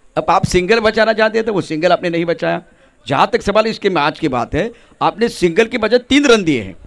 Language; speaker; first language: Hindi; non-native, local second language; Marathi